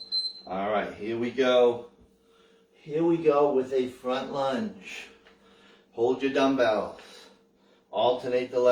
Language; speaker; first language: English; native; English